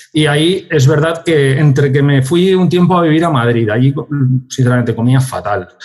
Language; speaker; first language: Spanish; native; Spanish